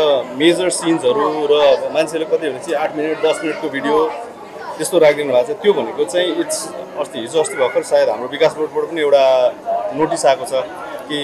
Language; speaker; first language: Nepali; native; Nepali